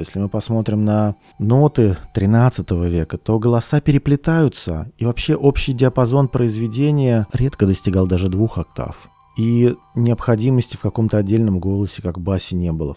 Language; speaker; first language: Russian; native; Russian